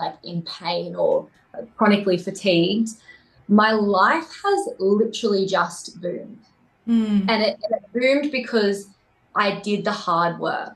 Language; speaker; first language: English; native; English